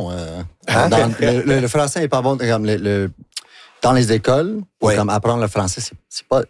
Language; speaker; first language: French; non-native, local second language; English